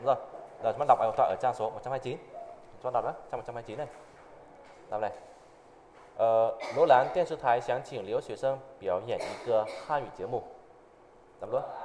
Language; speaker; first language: Chinese; non-native, fluent; Vietnamese